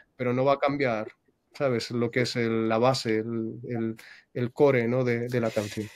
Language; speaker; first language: Spanish; non-native, fluent; Russian